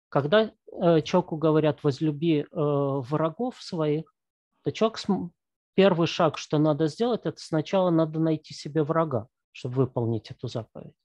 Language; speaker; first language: Russian; native; Russian